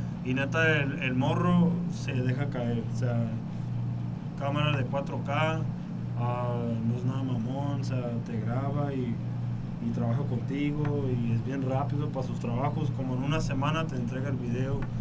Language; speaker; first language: Spanish; early bilingual, heritage; Spanish